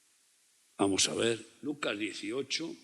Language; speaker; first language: Spanish; native; Spanish